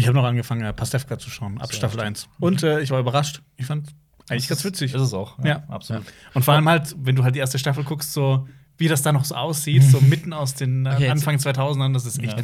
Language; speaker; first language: German; native; German